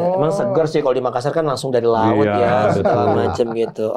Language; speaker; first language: Indonesian; native; Indonesian